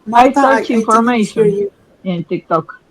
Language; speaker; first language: English; non-native, learner; Spanish